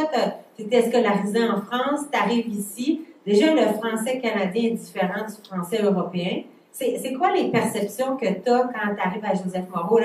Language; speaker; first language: French; native; French